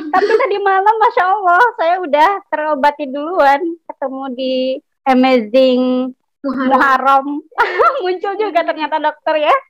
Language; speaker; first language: Indonesian; native; Indonesian